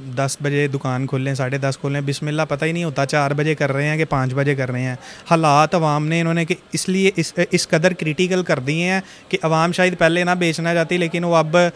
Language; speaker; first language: Urdu; non-native, local second language; Punjabi